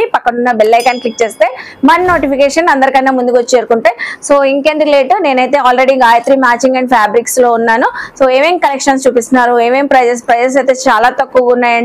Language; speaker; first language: Telugu; native; Telugu